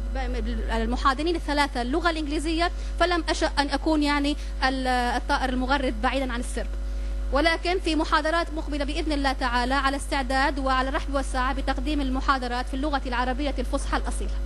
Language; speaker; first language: Arabic; native; Arabic